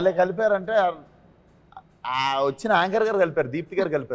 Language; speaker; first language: Telugu; native; Telugu